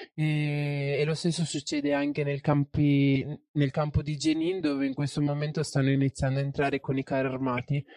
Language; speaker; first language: Italian; native; Italian